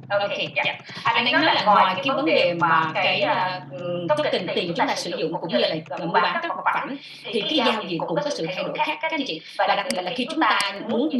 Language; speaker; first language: Vietnamese; native; Vietnamese